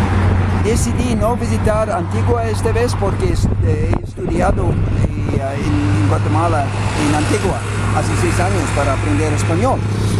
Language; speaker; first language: Spanish; non-native, fluent; English